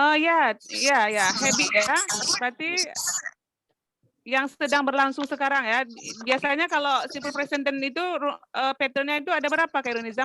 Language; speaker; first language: Indonesian; native; Indonesian